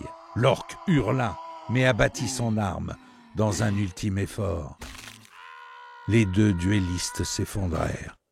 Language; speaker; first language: French; native; French